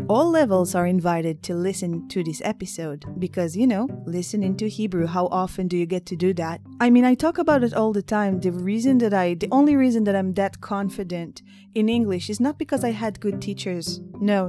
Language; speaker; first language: English; non-native, fluent; Hebrew